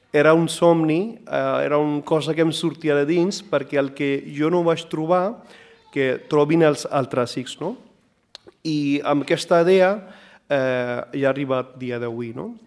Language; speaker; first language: Catalan; non-native, fluent; Punjabi